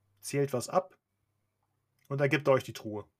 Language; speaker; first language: German; native; German